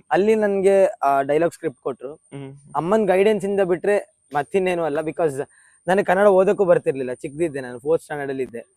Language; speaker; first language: Kannada; native; Kannada